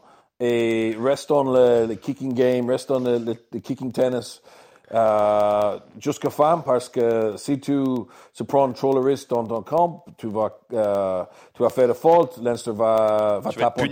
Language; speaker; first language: French; non-native, learner; English